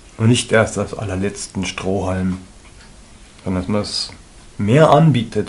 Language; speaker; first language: German; native; German